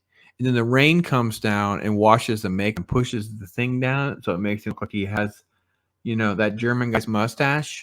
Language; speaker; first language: English; native; English